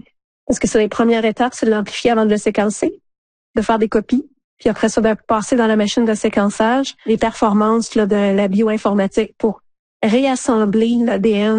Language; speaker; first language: French; native; French